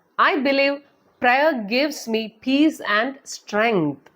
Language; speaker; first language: English; non-native, local second language; Malayalam